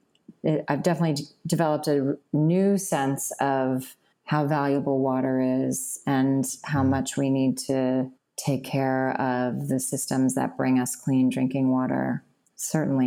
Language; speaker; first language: English; native; English